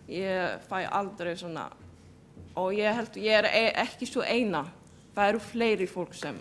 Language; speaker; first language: Icelandic; non-native, fluent; Polish